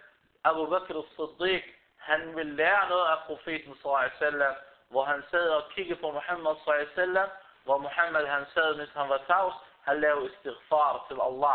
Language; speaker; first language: Danish; non-native, fluent; Arabic